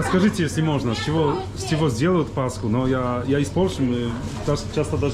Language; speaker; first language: Russian; non-native, fluent; Polish